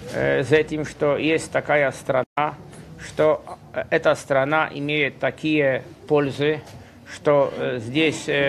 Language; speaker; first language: Russian; non-native, fluent; Polish